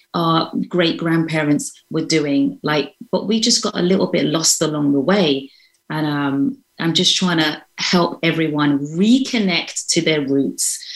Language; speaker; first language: English; native; English